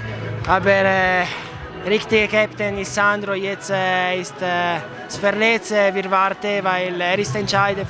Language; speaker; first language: German; non-native, learner; Italian